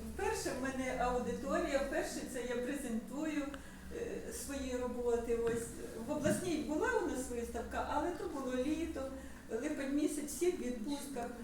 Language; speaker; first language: Ukrainian; native; Ukrainian